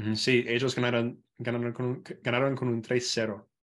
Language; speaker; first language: Spanish; non-native, fluent; English